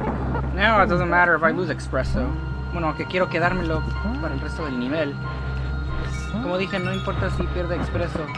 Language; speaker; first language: Spanish; non-native, fluent; English